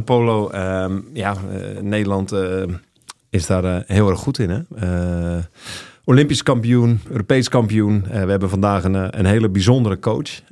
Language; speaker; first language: Dutch; native; Dutch